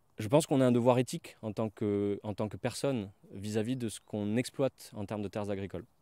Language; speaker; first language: French; native; French